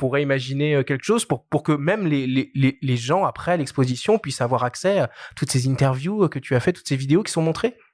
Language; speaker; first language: French; native; French